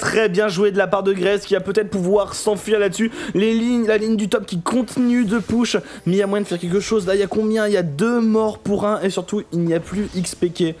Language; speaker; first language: French; native; French